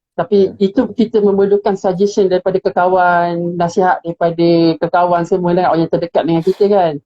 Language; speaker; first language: Malay; native; Malay